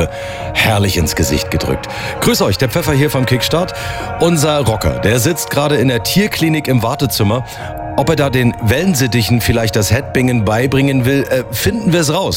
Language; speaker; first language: German; native; German